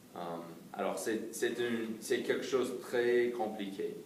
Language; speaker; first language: French; non-native, fluent; English